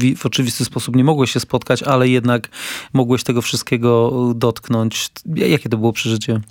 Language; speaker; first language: Polish; native; Polish